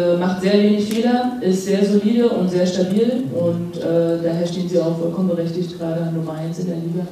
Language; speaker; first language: German; native; German